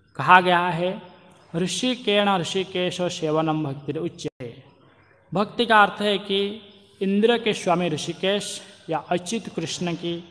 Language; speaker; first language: Hindi; non-native, local second language; Marathi